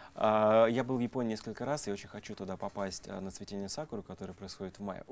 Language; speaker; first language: Russian; native; Russian